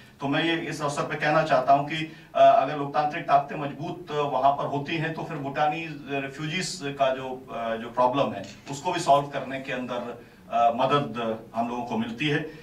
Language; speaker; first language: Hindi; native; Hindi